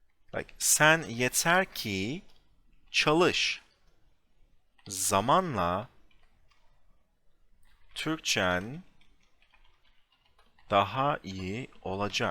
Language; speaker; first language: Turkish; non-native, fluent; English